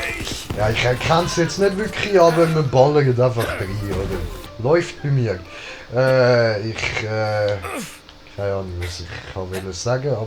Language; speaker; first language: German; native; German